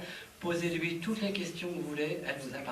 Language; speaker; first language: French; native; French